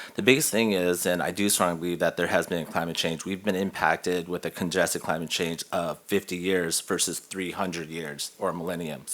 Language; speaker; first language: English; native; English